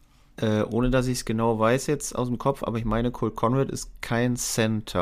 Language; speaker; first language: German; native; German